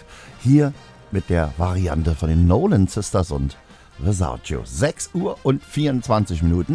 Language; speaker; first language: German; native; German